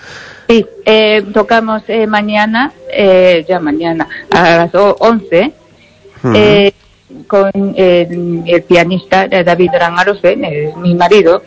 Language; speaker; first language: Spanish; non-native, learner; Japanese